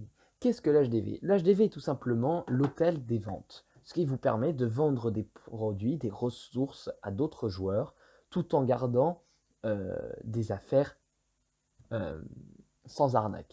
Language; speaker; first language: French; native; French